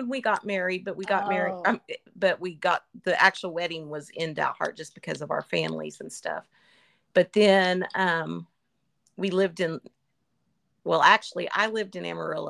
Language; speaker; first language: English; native; English